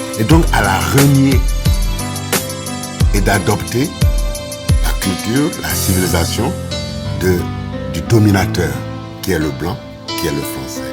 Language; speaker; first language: French; non-native, local second language; Malagasy